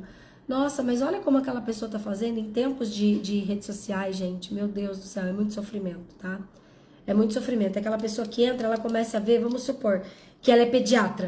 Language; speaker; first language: Portuguese; native; Portuguese